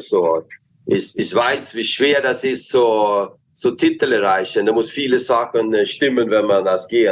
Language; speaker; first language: German; non-native, learner; Swedish